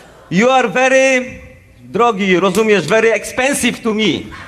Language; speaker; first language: English; non-native, learner; Polish